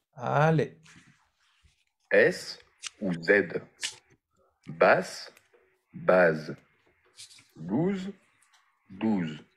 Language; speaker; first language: French; non-native, learner; Spanish